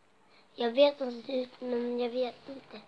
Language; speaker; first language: Swedish; non-native, local second language; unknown